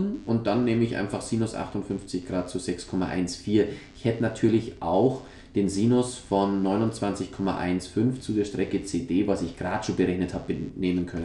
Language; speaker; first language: German; native; German